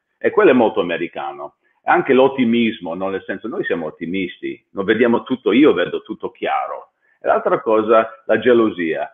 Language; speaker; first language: Italian; non-native, fluent; English